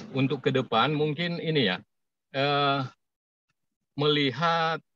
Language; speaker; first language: Indonesian; native; Indonesian